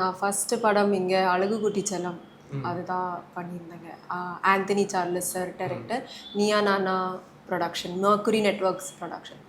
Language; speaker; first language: Tamil; early bilingual, heritage; Tamil